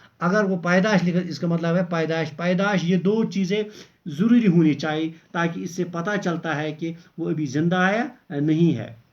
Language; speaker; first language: Urdu; non-native, local second language; Kashmiri